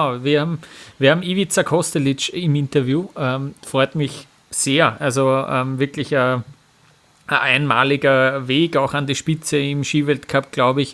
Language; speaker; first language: German; native; German